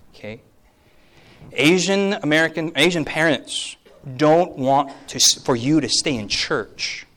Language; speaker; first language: English; early bilingual, other home language; Korean